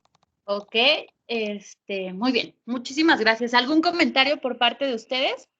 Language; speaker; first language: Spanish; native; Spanish